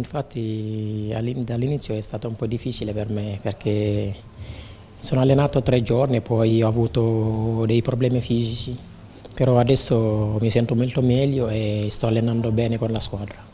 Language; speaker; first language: Italian; non-native, fluent; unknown